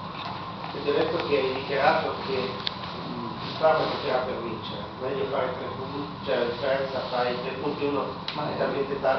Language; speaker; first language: Italian; native; Italian